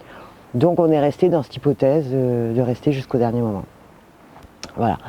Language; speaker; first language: French; native; French